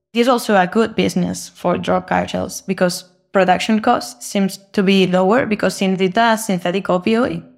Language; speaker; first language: English; non-native, fluent; Spanish